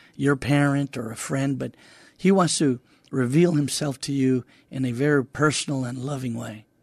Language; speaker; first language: English; native; English